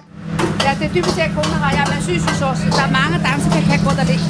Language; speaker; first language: Danish; non-native, learner; Chinese